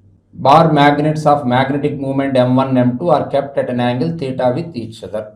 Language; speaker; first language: English; non-native, local second language; Telugu